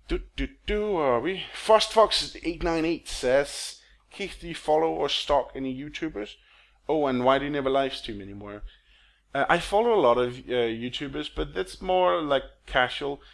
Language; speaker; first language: English; non-native, fluent; Danish